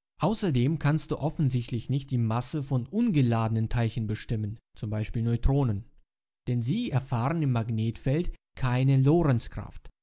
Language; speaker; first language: German; native; German